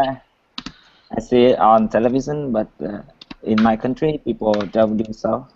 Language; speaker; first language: English; non-native, learner; Vietnamese